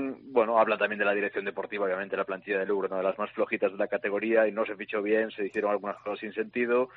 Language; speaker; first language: Spanish; native; Spanish